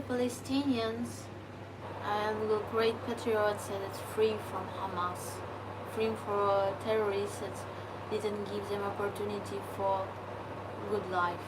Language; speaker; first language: English; non-native, learner; Ukrainian